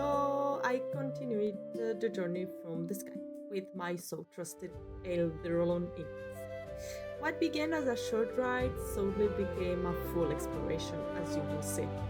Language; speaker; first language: English; non-native, fluent; Spanish